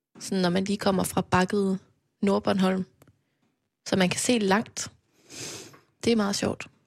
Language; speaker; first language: Danish; native; Danish